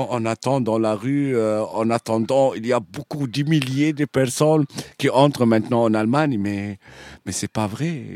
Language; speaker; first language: French; non-native, fluent; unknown